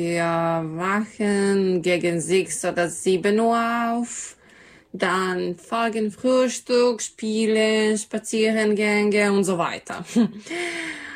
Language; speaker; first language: German; non-native, learner; Serbian